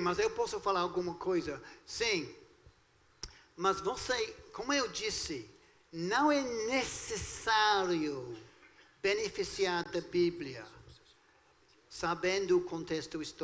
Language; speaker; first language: Portuguese; non-native, fluent; English